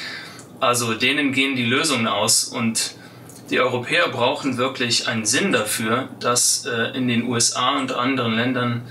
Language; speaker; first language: German; native; German